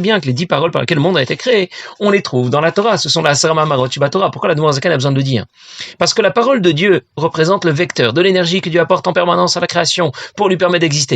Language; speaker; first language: French; native; French